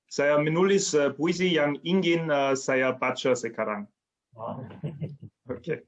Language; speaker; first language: Indonesian; non-native, learner; German